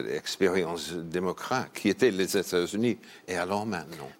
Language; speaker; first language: French; non-native, fluent; English